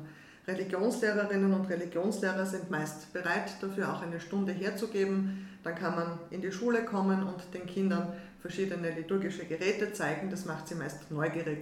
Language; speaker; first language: German; native; German